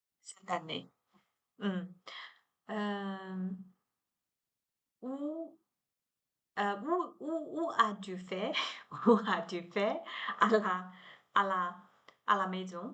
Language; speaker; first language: French; non-native, learner; Chinese